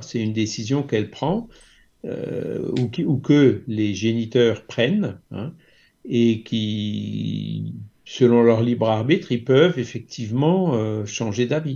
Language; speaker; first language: French; native; French